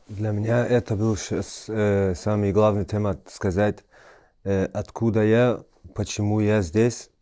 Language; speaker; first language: Russian; early bilingual, heritage; Chechen